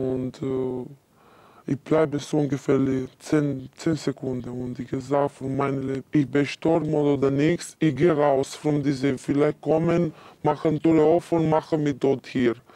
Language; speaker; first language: German; non-native, learner; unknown